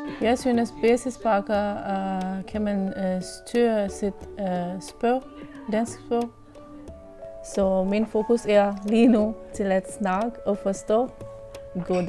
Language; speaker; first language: Danish; non-native, learner; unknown